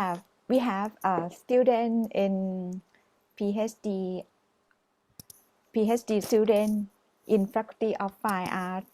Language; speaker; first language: English; non-native, fluent; Thai